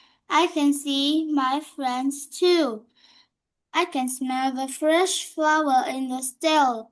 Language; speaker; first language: English; non-native, learner; Vietnamese